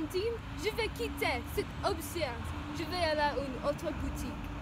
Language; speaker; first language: French; non-native, learner; English